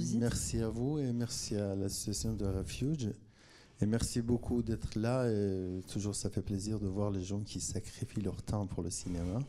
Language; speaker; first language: French; non-native, fluent; Kurdish